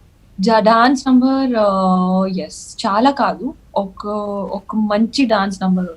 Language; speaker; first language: Telugu; non-native, learner; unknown